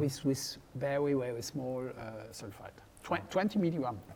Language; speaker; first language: English; non-native, learner; French